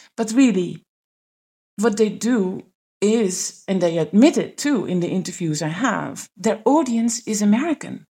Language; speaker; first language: English; non-native, fluent; Dutch